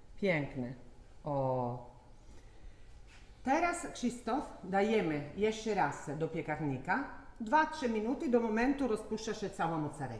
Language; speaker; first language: Polish; non-native, learner; Italian